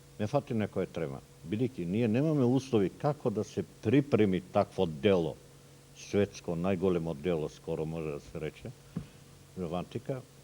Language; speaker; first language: Macedonian; non-native, local second language; Turkish